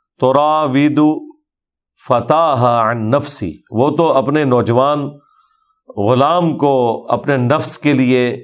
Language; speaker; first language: Urdu; non-native, local second language; Punjabi